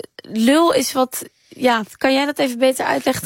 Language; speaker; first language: Dutch; native; Dutch